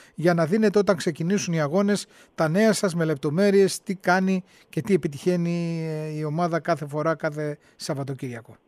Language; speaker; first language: Greek; native; Greek